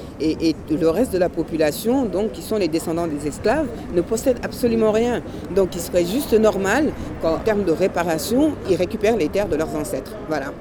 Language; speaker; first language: French; native; French